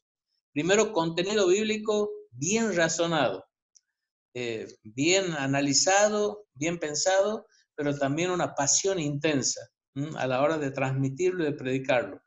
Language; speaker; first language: Spanish; native; Spanish